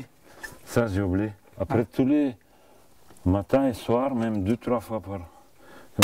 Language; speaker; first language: French; non-native, fluent; Bulgarian